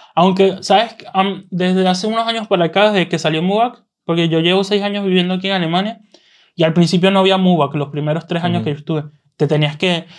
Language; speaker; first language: Spanish; native; Spanish